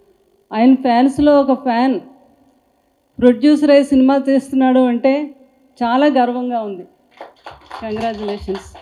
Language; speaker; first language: Telugu; native; Telugu